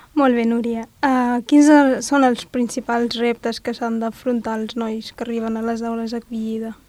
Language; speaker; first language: Catalan; non-native, fluent; Arabic